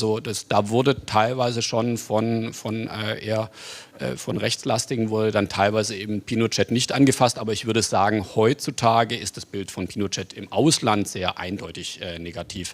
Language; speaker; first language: German; native; German